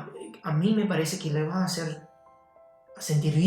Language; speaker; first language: Spanish; non-native, fluent; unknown